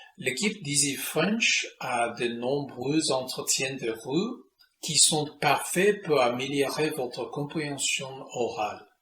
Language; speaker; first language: French; non-native, fluent; English